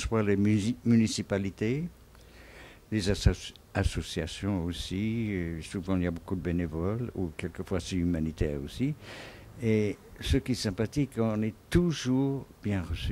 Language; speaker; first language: French; non-native, fluent; English